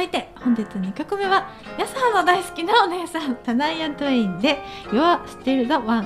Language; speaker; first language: Japanese; native; Japanese